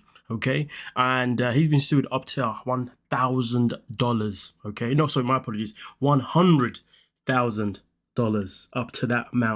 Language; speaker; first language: English; native; English